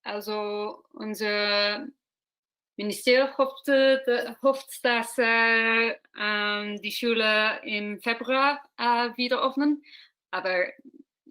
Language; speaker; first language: German; non-native, learner; English